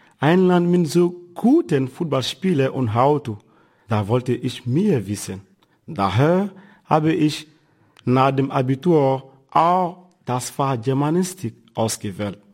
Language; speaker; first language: German; non-native, fluent; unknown